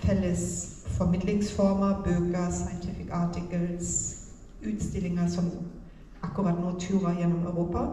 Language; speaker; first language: Norwegian; non-native, fluent; German